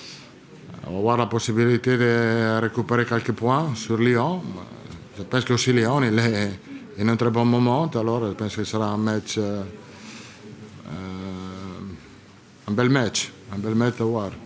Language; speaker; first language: French; non-native, learner; Italian